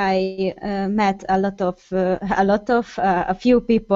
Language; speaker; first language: English; non-native, learner; Hungarian